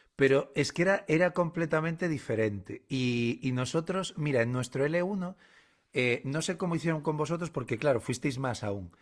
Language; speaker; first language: Spanish; native; Spanish